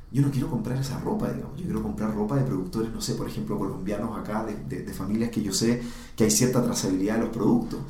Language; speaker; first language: Spanish; native; Spanish